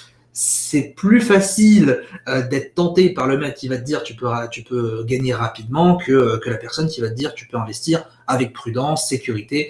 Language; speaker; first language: French; native; French